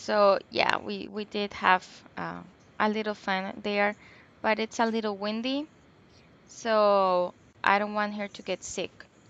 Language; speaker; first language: English; non-native, local second language; Spanish